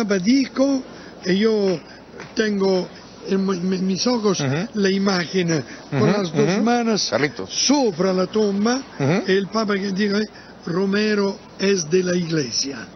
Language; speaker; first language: Spanish; non-native, fluent; Italian